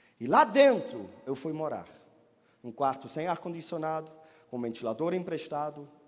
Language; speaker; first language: Portuguese; non-native, fluent; German